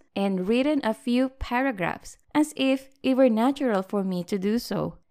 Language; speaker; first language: English; non-native, local second language; Filipino